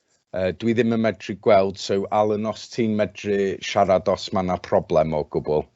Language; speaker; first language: Welsh; non-native, local second language; English